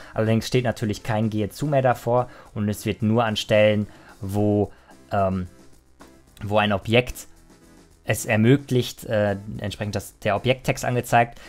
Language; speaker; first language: German; native; German